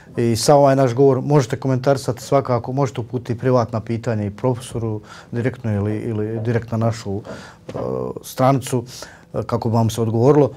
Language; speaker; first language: Bosnian; native; Bosnian